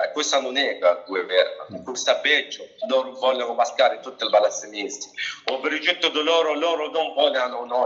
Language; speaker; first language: Italian; non-native, learner; Arabic